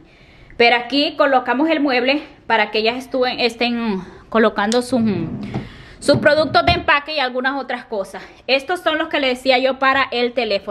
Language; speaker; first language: Spanish; native; Spanish